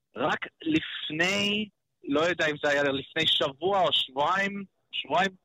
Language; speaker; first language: Hebrew; non-native, learner; English